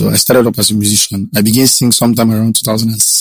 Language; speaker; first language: English; non-native, local second language; Yoruba